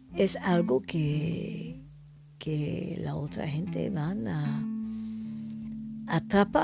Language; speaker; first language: Spanish; non-native, learner; English